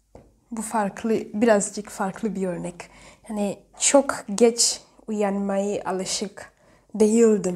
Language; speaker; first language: Turkish; non-native, learner; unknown